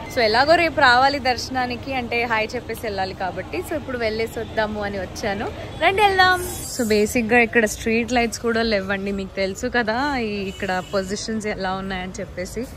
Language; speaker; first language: Telugu; non-native, local second language; Hindi